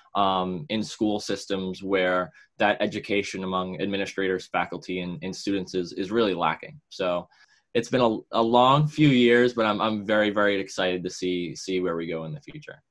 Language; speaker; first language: English; native; English